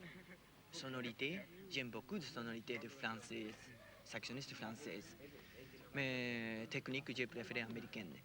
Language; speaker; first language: French; non-native, learner; Japanese